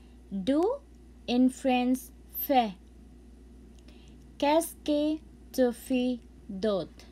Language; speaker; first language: English; non-native, local second language; Cebuano